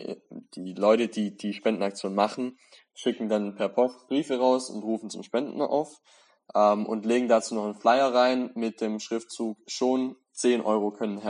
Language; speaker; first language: German; native; German